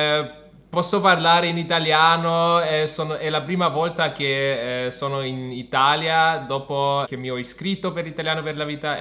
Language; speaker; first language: Italian; non-native, fluent; German